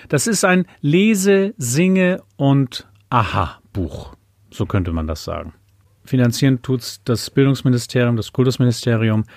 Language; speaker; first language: German; native; German